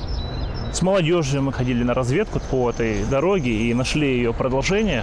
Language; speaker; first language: Russian; native; Russian